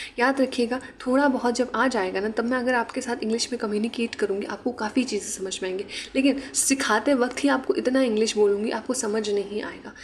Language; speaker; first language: Hindi; non-native, local second language; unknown